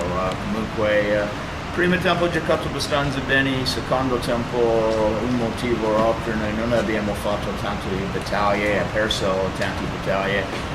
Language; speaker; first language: Italian; non-native, fluent; English